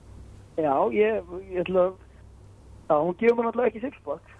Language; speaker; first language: Icelandic; native; Icelandic